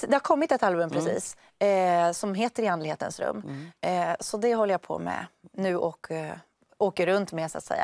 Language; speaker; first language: Swedish; native; Swedish